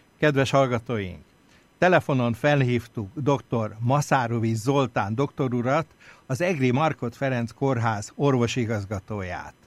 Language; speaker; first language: Hungarian; native; Hungarian